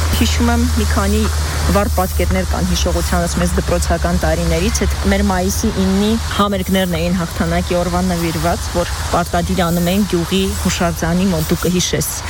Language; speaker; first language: Armenian; native; Armenian